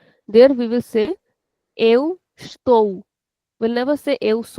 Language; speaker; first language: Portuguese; non-native, fluent; Hindi